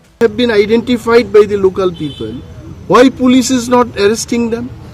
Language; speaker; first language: English; non-native, local second language; Kok Borok